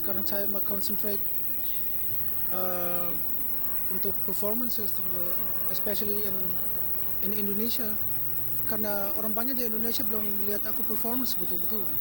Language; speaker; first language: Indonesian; early bilingual, heritage; Indonesian